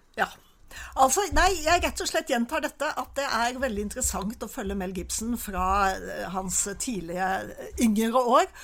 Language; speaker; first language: Norwegian; native; Norwegian